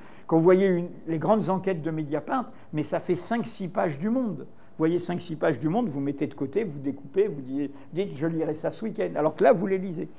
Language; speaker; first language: French; native; French